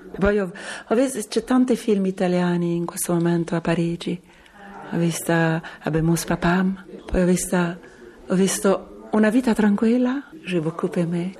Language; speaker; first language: Italian; non-native, fluent; French